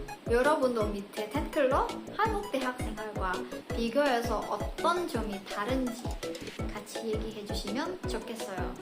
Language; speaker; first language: Korean; non-native, fluent; Indonesian